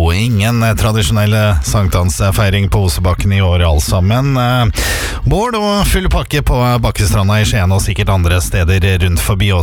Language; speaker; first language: Norwegian; native; Norwegian